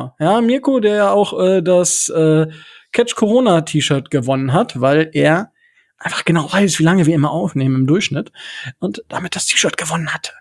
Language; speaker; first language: German; native; German